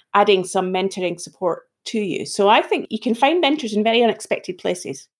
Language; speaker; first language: English; native; English